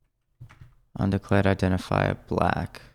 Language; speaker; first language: English; native; English